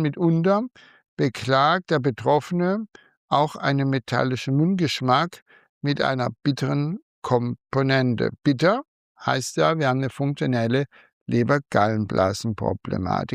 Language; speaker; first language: German; native; German